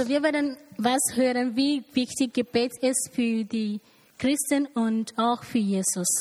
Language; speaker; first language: German; non-native, learner; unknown